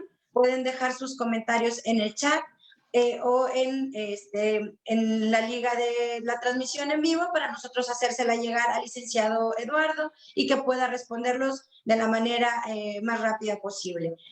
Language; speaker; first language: Spanish; native; Spanish